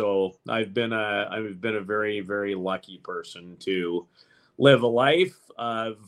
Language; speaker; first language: English; native; English